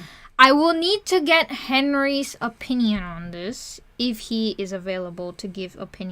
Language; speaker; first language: English; native; English